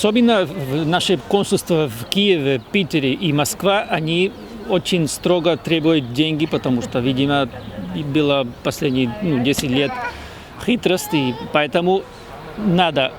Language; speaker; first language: Russian; non-native, fluent; Spanish